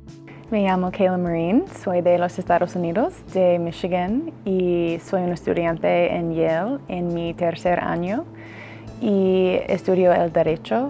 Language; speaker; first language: Spanish; non-native, fluent; English